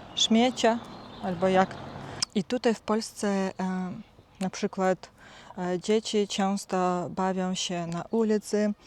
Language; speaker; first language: Polish; non-native, learner; Russian